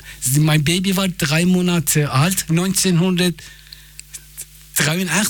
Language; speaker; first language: German; non-native, fluent; Persian